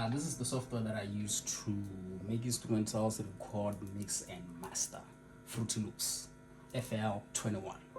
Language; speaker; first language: English; non-native, local second language; Tswana